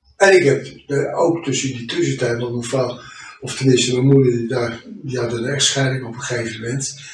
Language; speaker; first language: Dutch; early bilingual, other home language; French